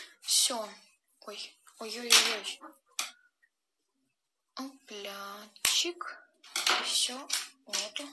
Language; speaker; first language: Russian; native; Russian